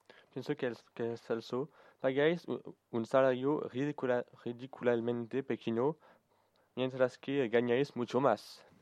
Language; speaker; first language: Spanish; non-native, learner; French